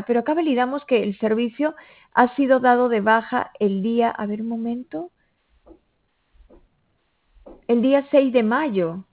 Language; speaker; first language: Spanish; native; Spanish